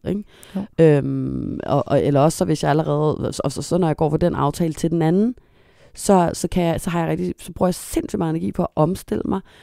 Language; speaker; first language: Danish; native; Danish